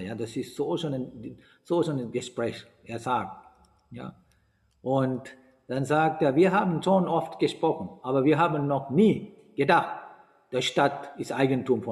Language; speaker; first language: German; non-native, fluent; Sinhala